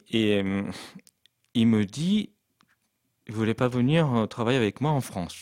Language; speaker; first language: French; non-native, fluent; Japanese